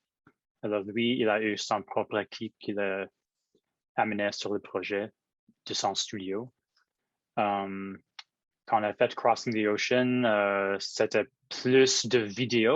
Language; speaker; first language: French; non-native, local second language; English